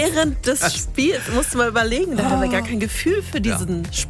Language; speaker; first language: German; native; German